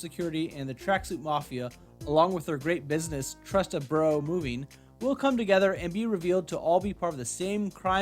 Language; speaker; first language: English; native; English